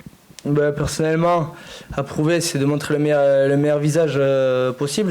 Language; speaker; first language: French; native; French